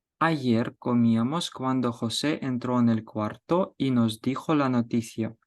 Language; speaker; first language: Spanish; non-native, fluent; Ukrainian